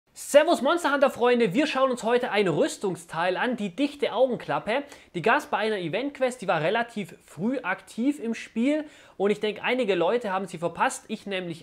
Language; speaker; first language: German; native; German